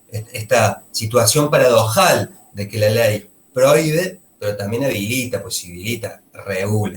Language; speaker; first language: Spanish; native; Spanish